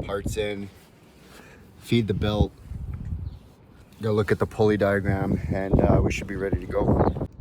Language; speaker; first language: English; native; English